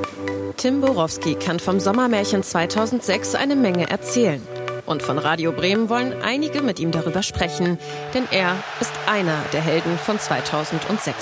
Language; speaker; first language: German; native; German